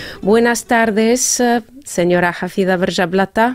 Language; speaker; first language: Spanish; non-native, fluent; Arabic